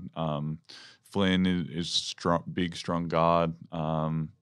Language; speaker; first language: English; native; English